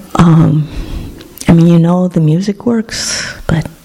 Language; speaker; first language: English; non-native, fluent; Greek